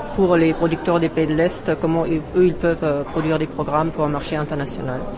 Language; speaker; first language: French; non-native, fluent; German